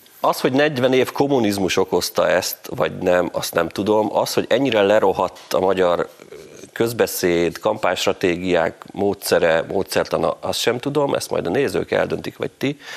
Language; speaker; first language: Hungarian; native; Hungarian